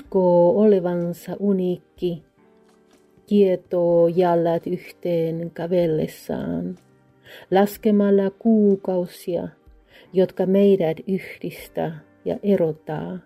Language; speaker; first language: Finnish; non-native, fluent; Spanish